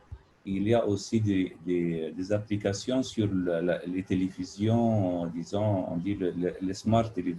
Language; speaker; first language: French; non-native, learner; Arabic